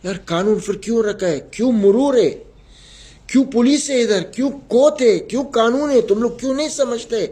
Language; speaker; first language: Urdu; non-native, local second language; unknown